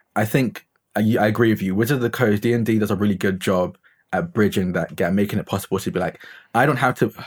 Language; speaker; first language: English; native; English